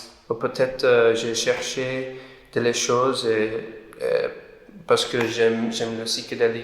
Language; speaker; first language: French; non-native, learner; English